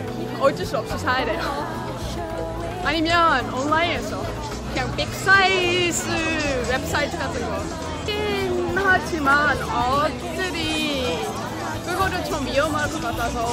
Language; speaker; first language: Korean; non-native, fluent; Dutch